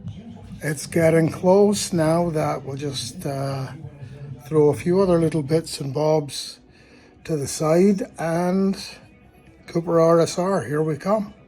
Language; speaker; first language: English; native; English